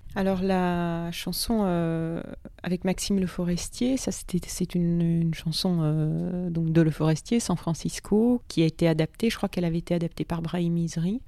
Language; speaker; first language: French; native; French